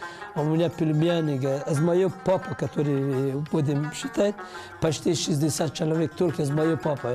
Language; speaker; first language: Russian; non-native, learner; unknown